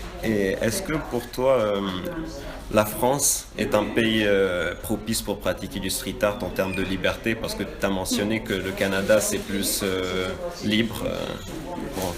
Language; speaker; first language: French; native; French